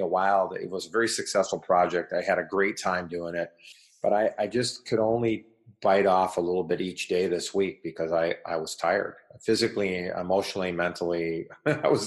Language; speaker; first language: English; native; English